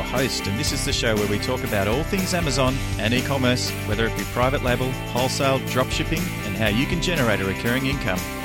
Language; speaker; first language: English; native; English